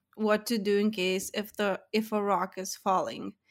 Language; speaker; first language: English; non-native, fluent; Lithuanian